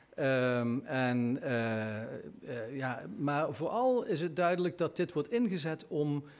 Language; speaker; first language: Dutch; native; Dutch